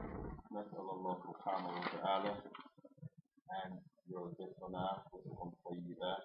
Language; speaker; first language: Arabic; non-native, fluent; English